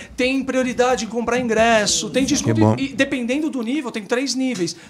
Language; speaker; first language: Portuguese; native; Portuguese